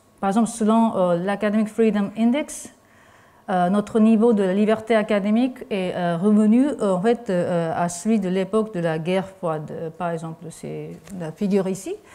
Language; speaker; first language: French; non-native, fluent; Japanese